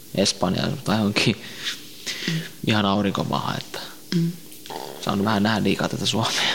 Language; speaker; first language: Finnish; early bilingual, other home language; Central Kurdish